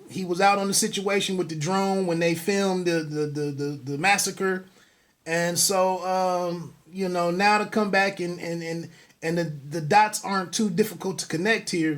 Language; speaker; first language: English; native; English